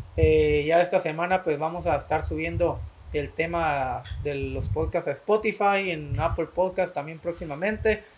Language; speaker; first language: Spanish; native; Spanish